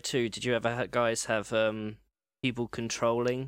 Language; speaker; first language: English; native; English